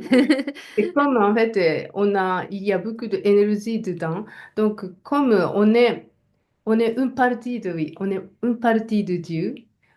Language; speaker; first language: French; non-native, learner; Japanese